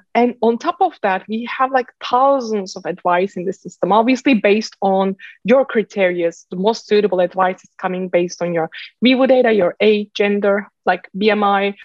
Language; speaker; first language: English; non-native, fluent; Turkish